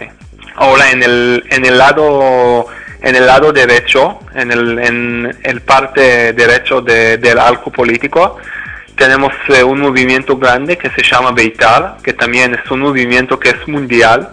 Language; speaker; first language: Spanish; non-native, fluent; Hebrew